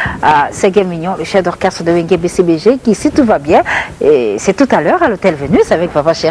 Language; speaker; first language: French; non-native, local second language; Lingala